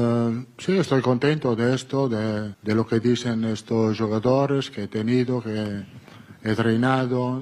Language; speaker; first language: Spanish; non-native, fluent; Italian